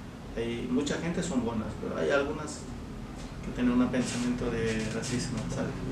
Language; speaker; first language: Spanish; non-native, learner; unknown